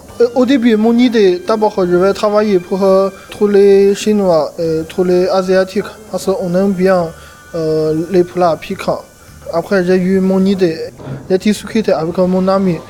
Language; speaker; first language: French; non-native, learner; Chinese